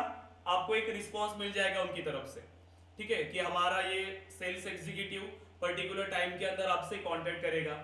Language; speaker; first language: Hindi; native; Hindi